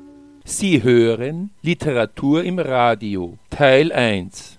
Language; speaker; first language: German; native; German